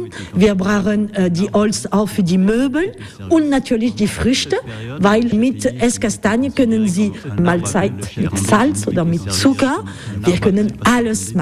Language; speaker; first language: German; non-native, learner; French